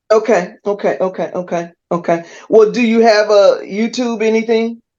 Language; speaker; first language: English; native; English